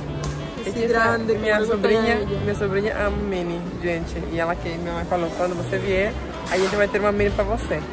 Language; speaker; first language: Portuguese; non-native, fluent; Spanish